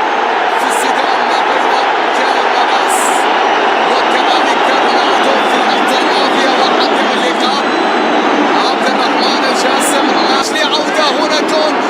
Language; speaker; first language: Arabic; native; Arabic